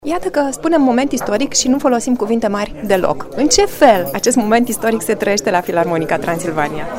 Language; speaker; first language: Romanian; native; Romanian